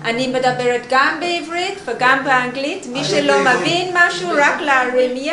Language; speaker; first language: Hebrew; non-native, learner; English